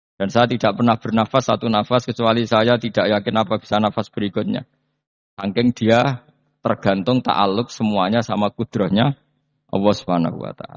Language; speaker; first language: Indonesian; non-native, local second language; Javanese